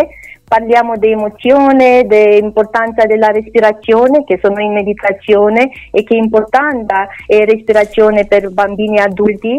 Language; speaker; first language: Italian; non-native, learner; Romanian